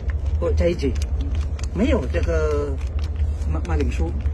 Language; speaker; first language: Chinese; non-native, learner; Indonesian